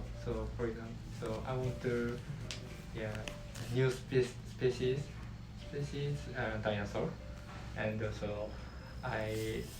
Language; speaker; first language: English; non-native, learner; Japanese